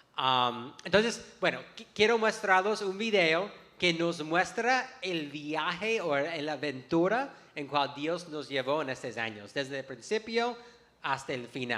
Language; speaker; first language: Spanish; non-native, fluent; English